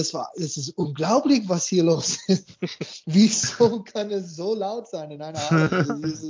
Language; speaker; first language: German; non-native, fluent; English